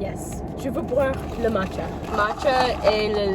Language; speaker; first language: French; non-native, learner; English